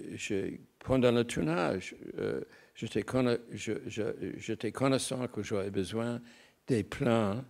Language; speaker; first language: French; non-native, fluent; English